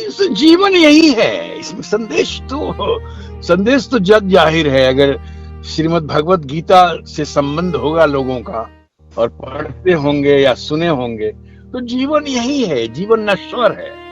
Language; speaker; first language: Hindi; native; Hindi